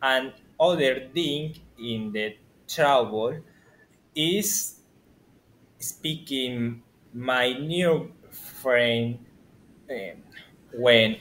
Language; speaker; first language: English; non-native, learner; Spanish